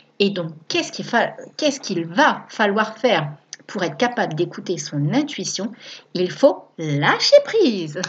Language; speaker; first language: French; native; French